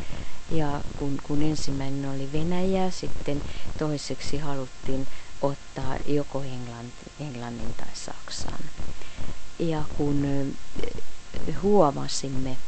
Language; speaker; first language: Finnish; non-native, fluent; Hungarian